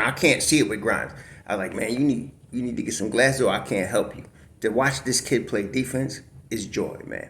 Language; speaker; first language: English; native; English